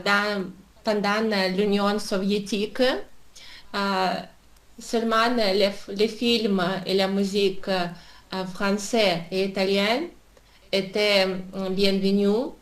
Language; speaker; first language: French; non-native, learner; Russian